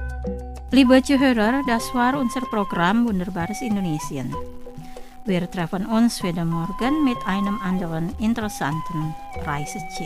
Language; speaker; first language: German; non-native, fluent; Indonesian